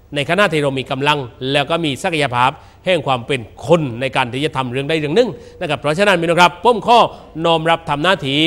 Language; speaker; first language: Thai; native; Thai